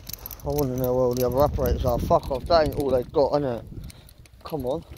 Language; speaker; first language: English; native; English